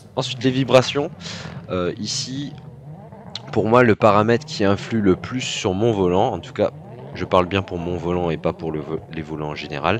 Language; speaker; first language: French; native; French